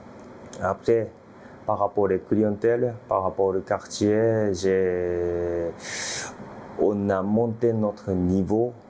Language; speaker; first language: French; non-native, fluent; Japanese